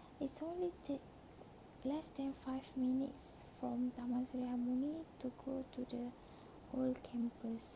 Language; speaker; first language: English; non-native, learner; Malay